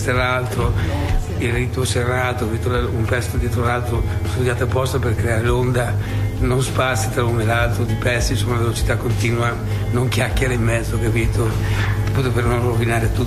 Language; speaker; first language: Italian; native; Italian